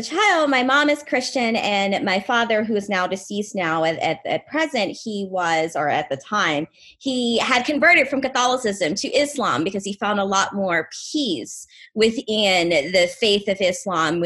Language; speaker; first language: English; native; English